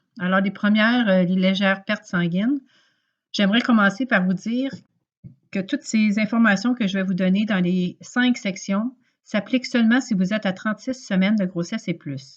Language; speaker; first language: French; native; French